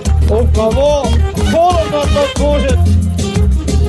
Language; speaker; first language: Russian; non-native, fluent; Estonian